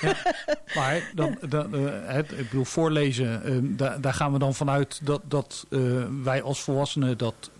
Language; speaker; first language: Dutch; native; Dutch